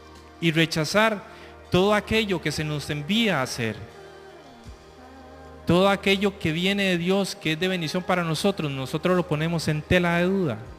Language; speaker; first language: Spanish; native; Spanish